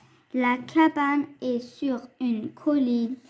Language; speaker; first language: French; non-native, fluent; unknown